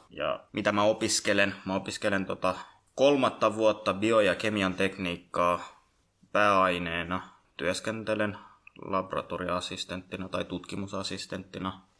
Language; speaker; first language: Finnish; early bilingual, other home language; Bangla